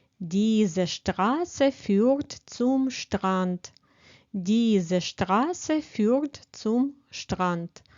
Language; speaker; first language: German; non-native, fluent; Ukrainian